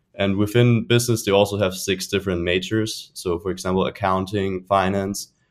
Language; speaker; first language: English; non-native, fluent; German